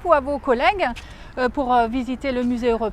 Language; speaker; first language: French; native; French